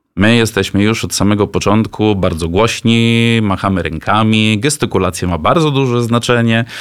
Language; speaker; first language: Polish; non-native, fluent; Italian